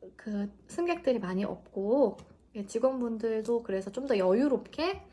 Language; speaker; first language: Korean; native; Korean